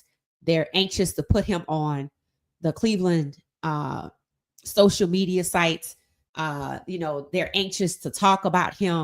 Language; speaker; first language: English; native; English